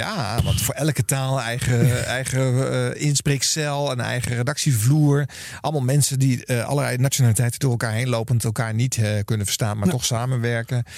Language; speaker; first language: Dutch; native; Dutch